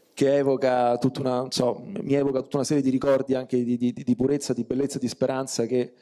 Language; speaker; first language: Italian; native; Italian